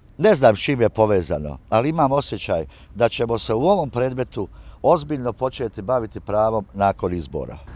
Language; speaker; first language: Croatian; native; Croatian